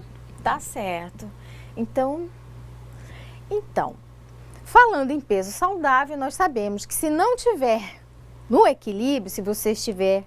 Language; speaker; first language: Portuguese; native; Portuguese